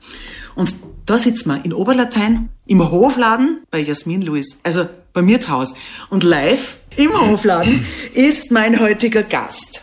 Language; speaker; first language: German; native; German